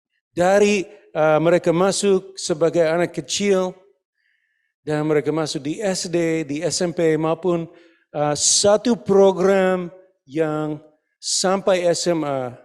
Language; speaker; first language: Indonesian; non-native, fluent; English